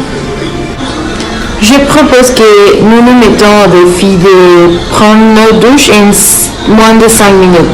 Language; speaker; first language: French; non-native, learner; Spanish